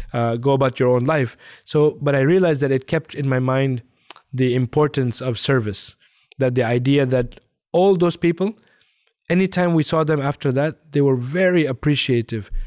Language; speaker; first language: English; early bilingual, other home language; Hindi